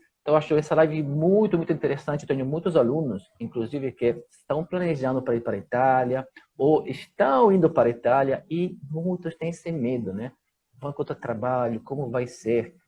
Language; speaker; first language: Portuguese; non-native, fluent; Italian